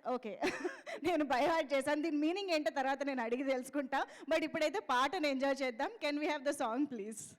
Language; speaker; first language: Telugu; native; Telugu